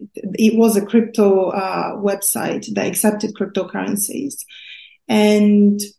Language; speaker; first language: English; non-native, fluent; Portuguese